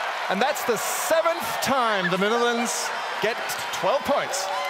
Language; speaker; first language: English; non-native, fluent; Danish